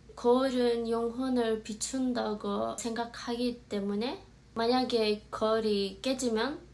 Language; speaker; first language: Korean; non-native, fluent; Azerbaijani